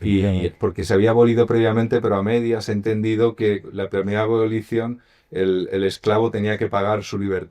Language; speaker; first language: Spanish; native; Spanish